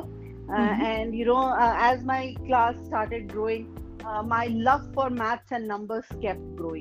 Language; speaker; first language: English; non-native, local second language; Hindi